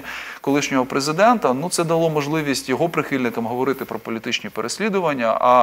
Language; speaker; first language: Ukrainian; native; Ukrainian